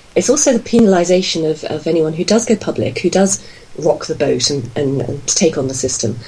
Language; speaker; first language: English; native; English